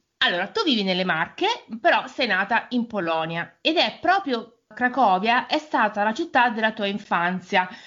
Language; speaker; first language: Italian; native; Italian